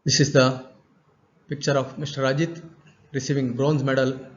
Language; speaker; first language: English; non-native, local second language; Kannada